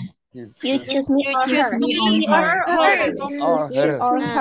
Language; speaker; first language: English; non-native, learner; Indonesian